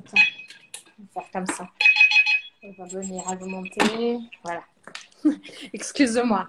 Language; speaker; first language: French; non-native, fluent; Portuguese